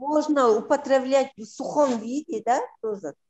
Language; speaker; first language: Russian; non-native, local second language; Kazakh